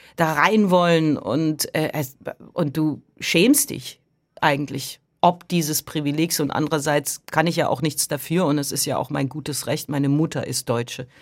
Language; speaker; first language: German; early bilingual, heritage; Persian